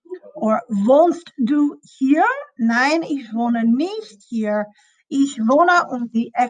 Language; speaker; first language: German; non-native, fluent; English